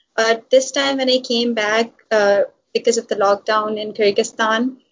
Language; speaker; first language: English; non-native, local second language; Urdu